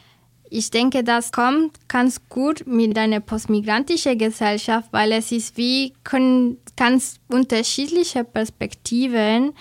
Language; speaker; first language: German; non-native, learner; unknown